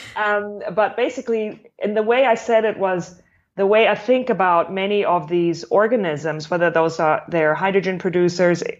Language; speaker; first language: English; non-native, fluent; German